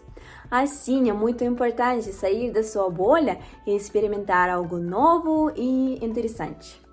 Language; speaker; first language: Portuguese; non-native, fluent; Russian